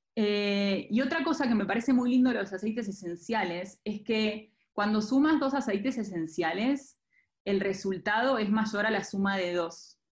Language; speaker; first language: Spanish; native; Spanish